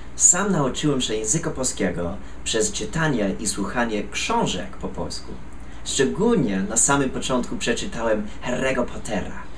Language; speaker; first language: Polish; non-native, fluent; English